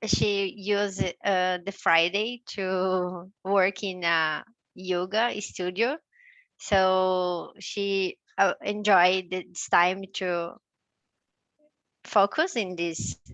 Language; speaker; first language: English; non-native, learner; Portuguese